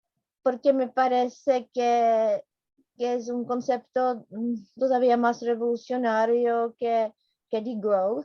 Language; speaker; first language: Spanish; non-native, fluent; Czech